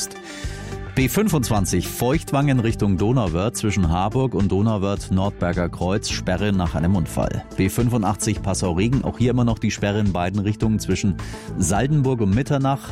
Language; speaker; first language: German; native; German